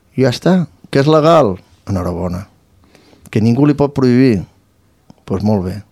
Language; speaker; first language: Catalan; native; Catalan